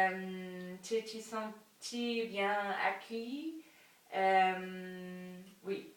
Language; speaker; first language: French; non-native, learner; German